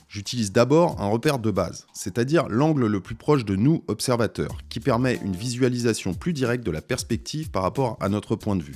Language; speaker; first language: French; native; French